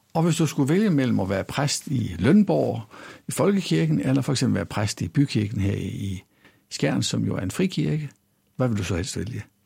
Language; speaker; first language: Danish; native; Danish